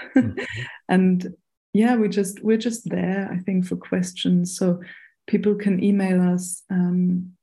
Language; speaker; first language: English; non-native, fluent; German